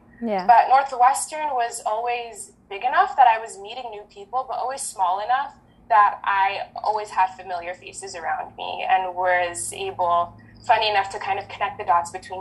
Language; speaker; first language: English; early bilingual, other home language; French